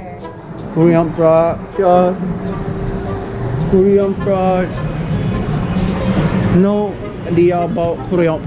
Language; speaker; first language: English; non-native, learner; Korean